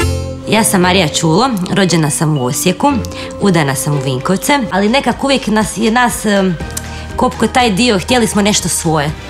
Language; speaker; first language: Croatian; native; Croatian